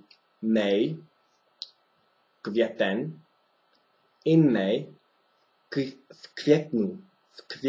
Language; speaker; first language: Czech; non-native, fluent; English